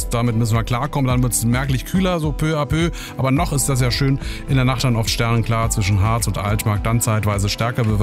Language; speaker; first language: German; native; German